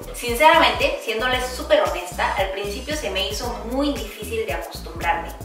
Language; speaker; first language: Spanish; early bilingual, other home language; Korean